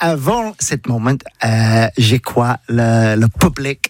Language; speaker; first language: French; non-native, learner; English